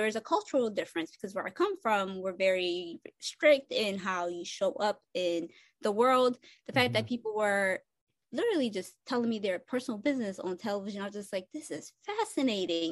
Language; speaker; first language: English; non-native, fluent; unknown